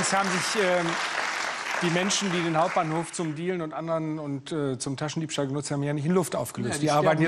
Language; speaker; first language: German; native; German